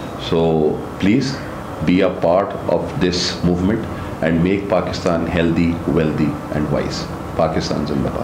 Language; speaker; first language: English; non-native, local second language; Urdu